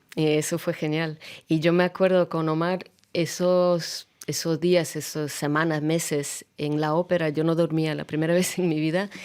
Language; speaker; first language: Spanish; non-native, fluent; Russian